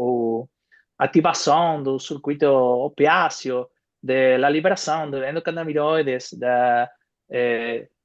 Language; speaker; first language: Portuguese; non-native, fluent; Spanish